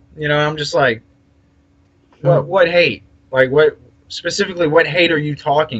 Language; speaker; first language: English; native; English